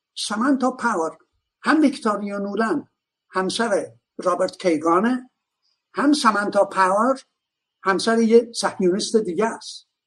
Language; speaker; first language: Persian; native; Persian